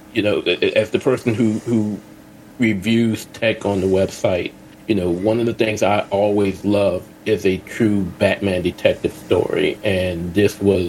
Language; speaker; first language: English; native; English